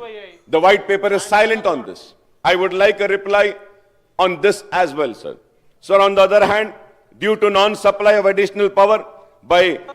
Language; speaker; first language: English; non-native, local second language; Urdu